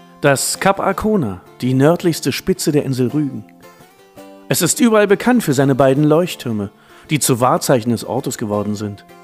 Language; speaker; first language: German; native; German